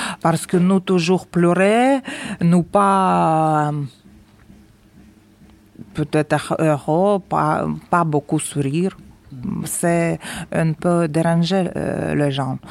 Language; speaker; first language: French; non-native, learner; Ukrainian